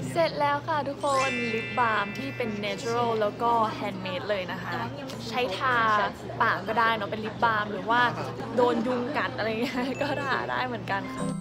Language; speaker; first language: Thai; native; Thai